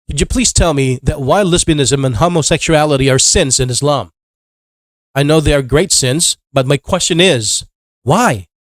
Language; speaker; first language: English; non-native, local second language; Filipino